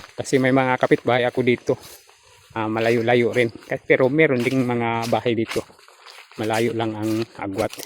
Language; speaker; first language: Filipino; non-native, local second language; Cebuano